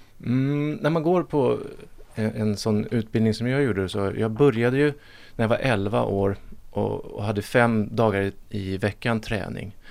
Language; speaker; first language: Swedish; native; Swedish